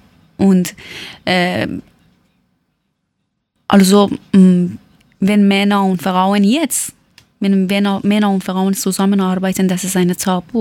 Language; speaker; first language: German; non-native, learner; Persian